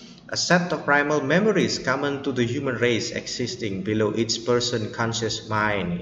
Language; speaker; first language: English; non-native, fluent; Indonesian